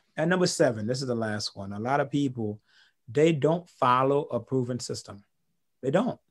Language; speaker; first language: English; early bilingual, other home language; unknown